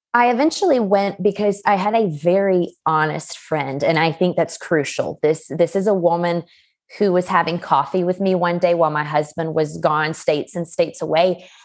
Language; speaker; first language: English; native; English